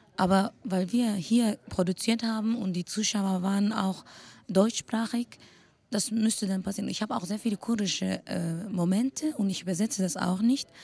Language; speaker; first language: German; non-native, fluent; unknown